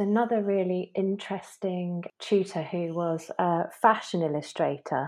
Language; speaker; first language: English; native; English